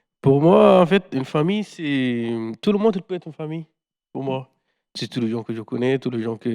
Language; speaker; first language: French; non-native, learner; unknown